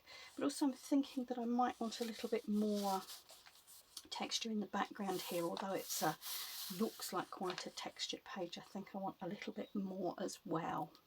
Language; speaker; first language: English; native; English